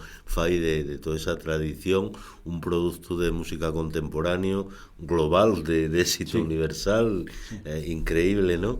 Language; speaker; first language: Spanish; native; Spanish